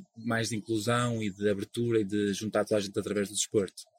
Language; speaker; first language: Portuguese; native; Portuguese